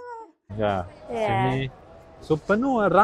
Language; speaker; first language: Indonesian; non-native, learner; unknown